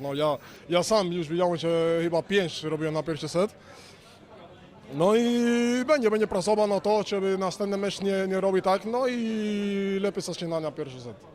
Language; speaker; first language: Polish; non-native, fluent; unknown